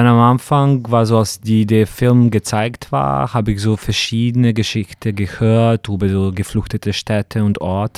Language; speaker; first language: German; non-native, fluent; Serbian